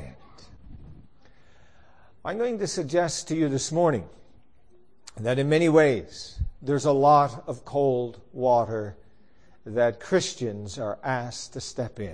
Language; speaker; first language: English; native; English